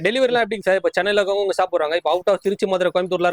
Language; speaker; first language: Tamil; native; Tamil